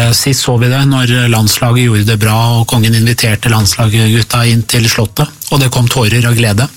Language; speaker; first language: Norwegian; early bilingual, other home language; Persian